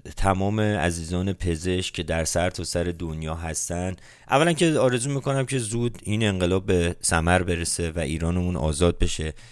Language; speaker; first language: Persian; native; Persian